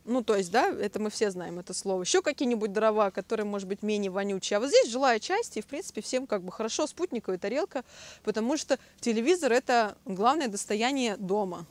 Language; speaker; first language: Russian; native; Russian